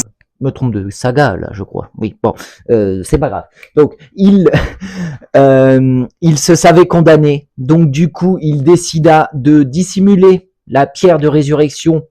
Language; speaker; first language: French; native; French